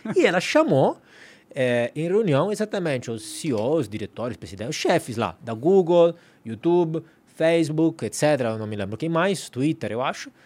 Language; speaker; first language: Portuguese; non-native, fluent; Italian